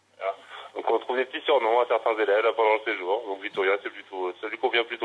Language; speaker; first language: French; native; French